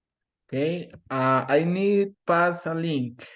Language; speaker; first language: English; non-native, learner; Spanish